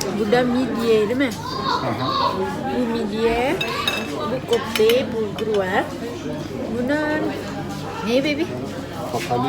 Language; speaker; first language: Turkish; non-native, learner; Indonesian